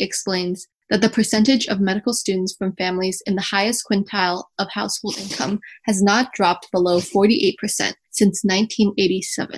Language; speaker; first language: English; early bilingual, other home language; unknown